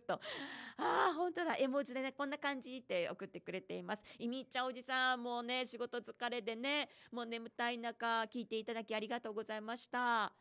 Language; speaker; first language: Japanese; native; Japanese